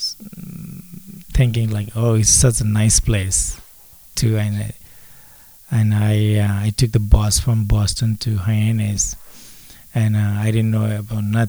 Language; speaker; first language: English; non-native, local second language; Nepali